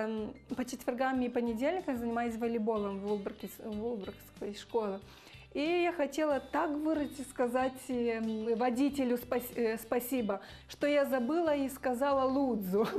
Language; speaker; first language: Russian; non-native, fluent; Romanian